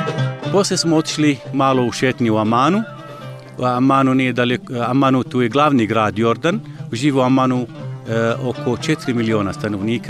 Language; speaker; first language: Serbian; non-native, learner; Arabic